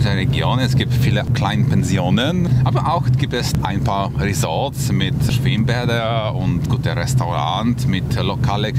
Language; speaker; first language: German; non-native, fluent; Polish